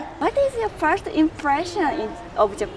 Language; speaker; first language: English; non-native, learner; Japanese